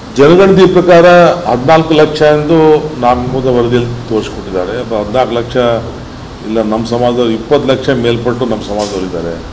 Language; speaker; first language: Kannada; non-native, local second language; Lambadi